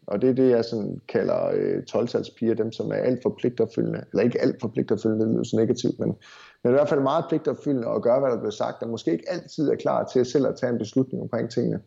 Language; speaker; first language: Danish; native; Danish